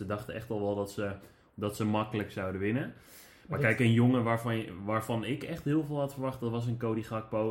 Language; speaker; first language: Dutch; native; Dutch